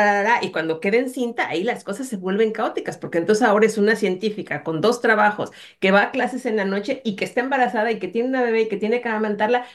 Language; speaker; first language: Spanish; native; Spanish